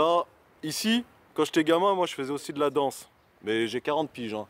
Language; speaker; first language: French; native; French